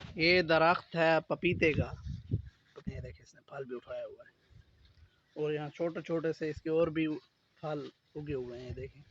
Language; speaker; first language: Urdu; non-native, local second language; Punjabi